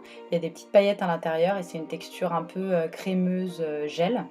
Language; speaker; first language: French; native; French